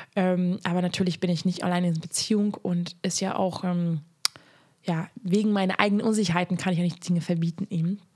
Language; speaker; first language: German; non-native, fluent; Hungarian